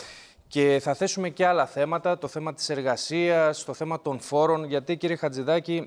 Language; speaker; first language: Greek; native; Greek